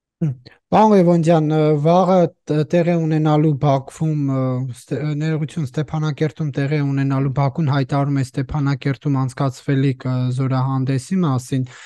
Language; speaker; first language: Armenian; native; Armenian